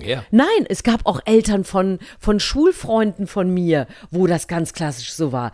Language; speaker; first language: German; native; German